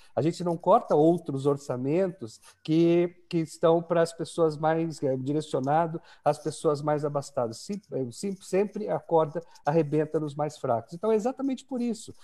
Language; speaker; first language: Portuguese; native; Portuguese